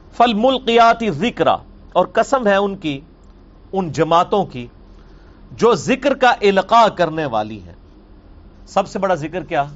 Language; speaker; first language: Urdu; non-native, local second language; Punjabi